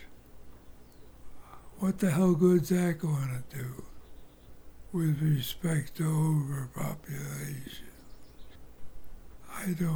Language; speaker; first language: English; native; English